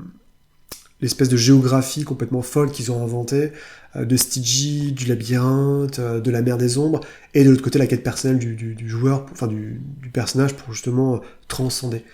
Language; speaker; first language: French; native; French